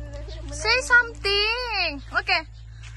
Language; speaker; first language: English; non-native, learner; Malay